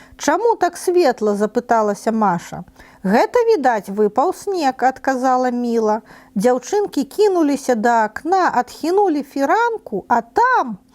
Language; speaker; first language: Belarusian; non-native, local second language; Russian